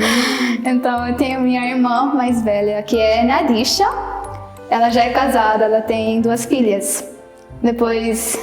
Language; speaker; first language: Portuguese; non-native, fluent; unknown